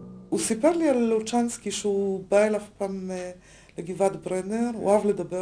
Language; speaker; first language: Hebrew; native; Hebrew